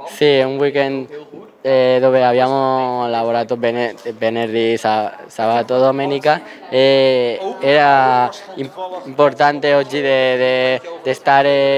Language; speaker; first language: Italian; non-native, learner; Spanish